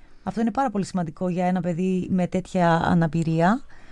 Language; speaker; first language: Greek; native; Greek